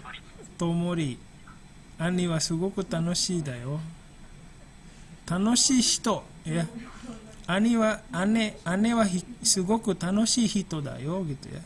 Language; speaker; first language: Japanese; non-native, fluent; Indonesian